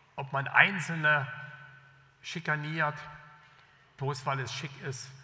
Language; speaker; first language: German; native; German